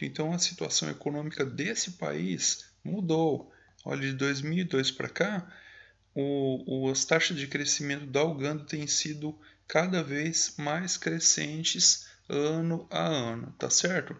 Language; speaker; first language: Portuguese; native; Portuguese